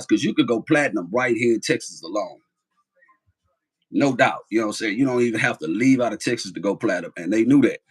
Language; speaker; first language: English; native; English